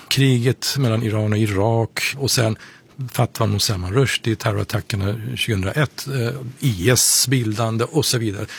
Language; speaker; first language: Swedish; non-native, fluent; Persian